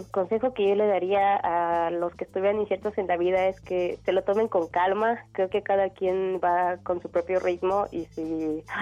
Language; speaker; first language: Spanish; native; Spanish